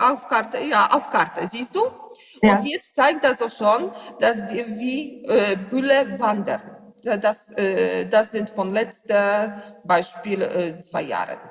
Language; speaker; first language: German; non-native, learner; Polish